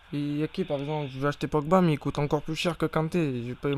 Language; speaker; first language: French; native; French